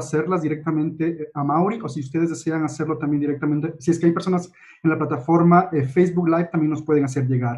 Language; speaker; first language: Spanish; native; Spanish